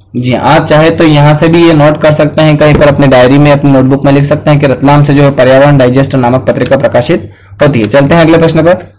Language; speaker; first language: Hindi; native; Hindi